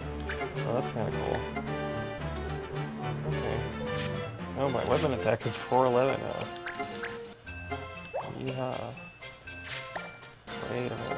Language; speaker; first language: English; native; English